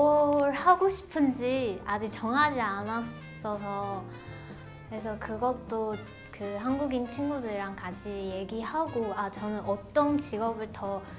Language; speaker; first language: Korean; non-native, fluent; Chinese